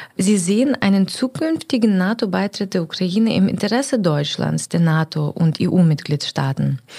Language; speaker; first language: German; non-native, fluent; Ukrainian